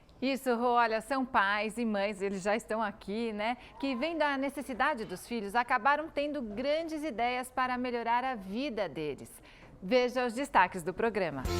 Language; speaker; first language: Portuguese; native; Portuguese